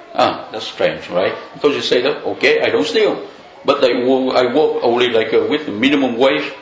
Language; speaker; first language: English; non-native, fluent; Vietnamese